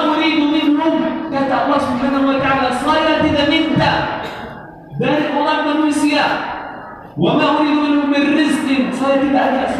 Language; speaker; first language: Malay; non-native, learner; Arabic